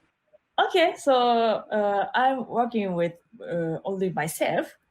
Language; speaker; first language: English; non-native, learner; Japanese